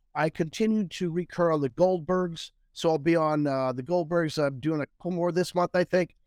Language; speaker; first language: English; native; English